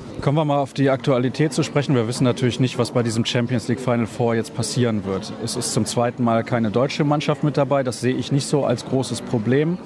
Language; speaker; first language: German; native; German